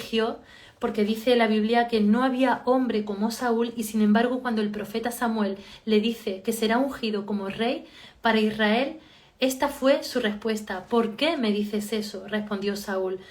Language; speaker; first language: Spanish; native; Spanish